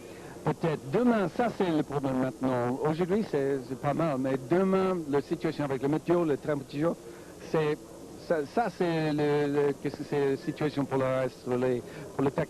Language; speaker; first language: French; non-native, learner; English